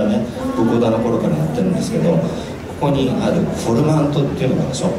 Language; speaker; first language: Japanese; native; Japanese